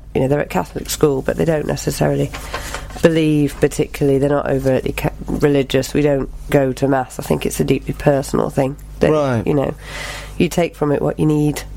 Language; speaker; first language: English; native; English